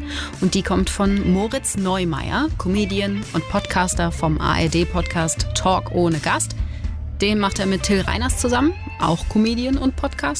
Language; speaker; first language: German; native; German